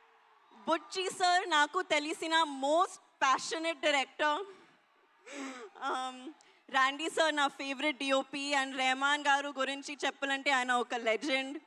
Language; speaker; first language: Telugu; non-native, learner; Hindi